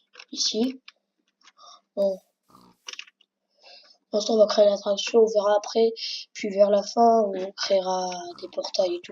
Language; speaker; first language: French; native; French